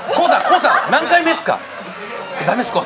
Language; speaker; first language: Japanese; native; Japanese